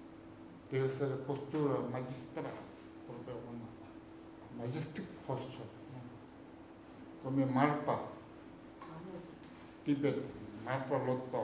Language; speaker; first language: Italian; non-native, learner; Tibetan